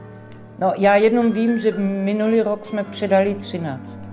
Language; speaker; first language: Czech; non-native, local second language; English